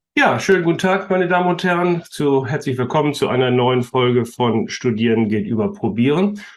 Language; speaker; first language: German; native; German